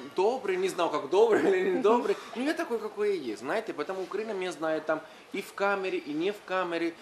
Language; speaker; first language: Russian; non-native, fluent; Spanish